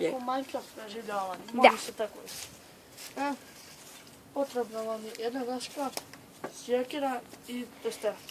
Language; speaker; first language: Bosnian; native; Bosnian